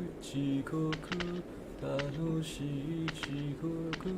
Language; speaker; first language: Japanese; non-native, learner; Chinese